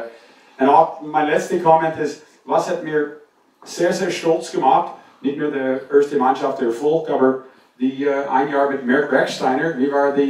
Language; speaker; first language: German; non-native, fluent; English